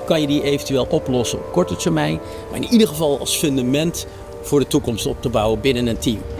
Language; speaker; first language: Dutch; native; Dutch